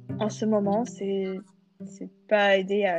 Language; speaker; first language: French; non-native, fluent; English